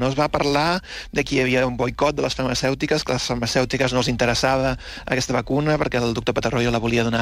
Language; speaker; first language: Catalan; native; Catalan